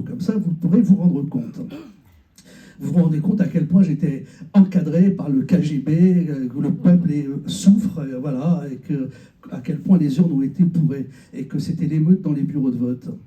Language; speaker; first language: French; native; French